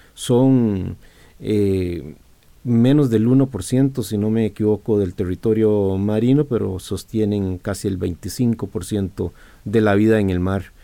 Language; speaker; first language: Spanish; native; Spanish